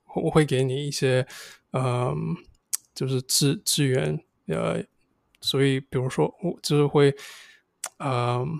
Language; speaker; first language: Chinese; non-native, fluent; English